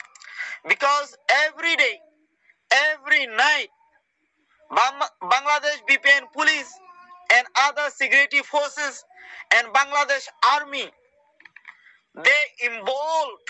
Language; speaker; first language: English; non-native, learner; Rohingya